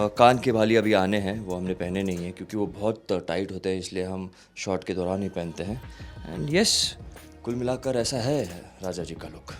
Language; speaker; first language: Hindi; non-native, local second language; Marathi